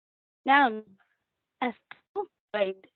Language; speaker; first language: Arabic; non-native, learner; Tamil